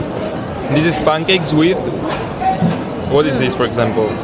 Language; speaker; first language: English; non-native, fluent; Spanish